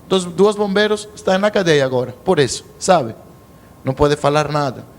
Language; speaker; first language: Portuguese; non-native, learner; Spanish